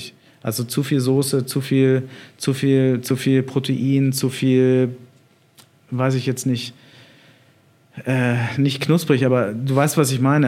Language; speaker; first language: German; native; German